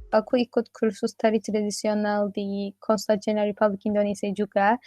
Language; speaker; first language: Indonesian; non-native, fluent; Turkish